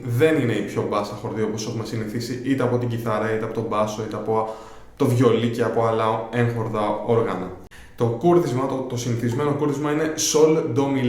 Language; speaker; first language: Greek; native; Greek